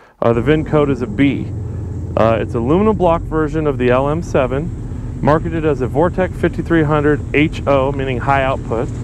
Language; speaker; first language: English; native; English